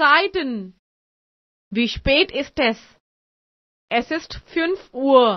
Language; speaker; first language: German; non-native, fluent; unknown